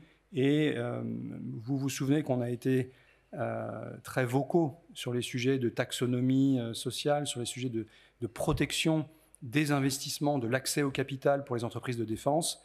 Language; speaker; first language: French; native; French